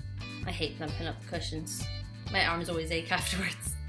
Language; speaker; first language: English; native; English